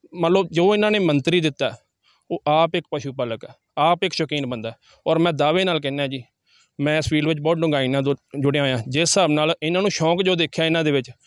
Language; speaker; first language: Punjabi; native; Punjabi